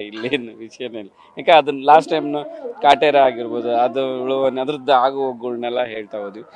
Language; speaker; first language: Kannada; native; Kannada